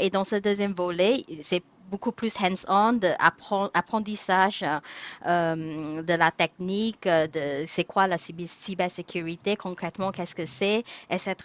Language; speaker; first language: French; non-native, fluent; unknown